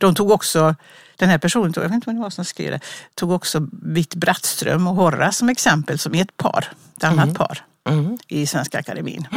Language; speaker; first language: Swedish; native; Swedish